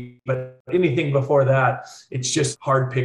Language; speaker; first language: English; native; English